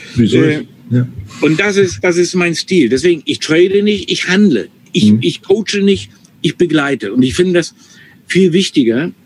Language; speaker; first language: German; native; German